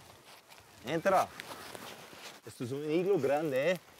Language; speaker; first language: Spanish; non-native, learner; German